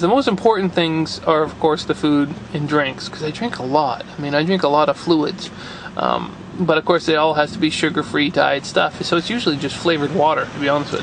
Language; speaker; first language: English; native; English